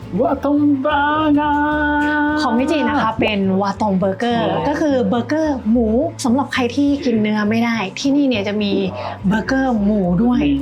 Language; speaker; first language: Thai; native; Thai